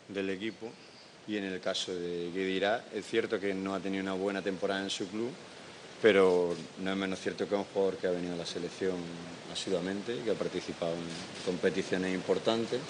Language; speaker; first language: Spanish; native; Spanish